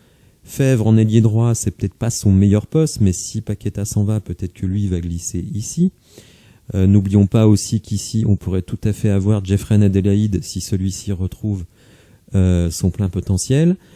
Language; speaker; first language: French; native; French